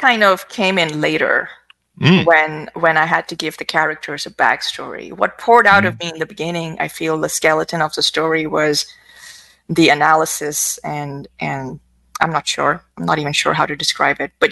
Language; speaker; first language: English; non-native, local second language; Urdu